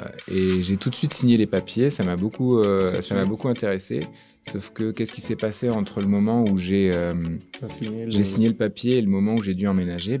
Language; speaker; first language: French; native; French